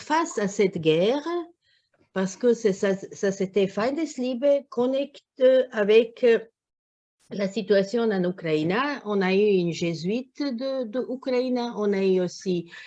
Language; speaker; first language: French; non-native, learner; Croatian